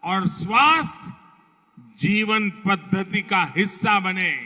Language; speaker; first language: Hindi; non-native, local second language; Gujarati